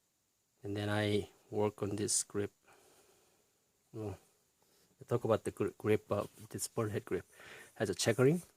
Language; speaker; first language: English; non-native, fluent; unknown